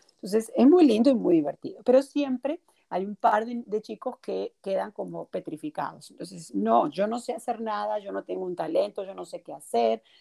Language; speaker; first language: Spanish; native; Spanish